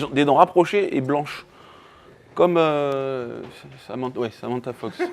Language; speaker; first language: French; native; French